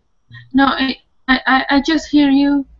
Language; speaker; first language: English; non-native, learner; Spanish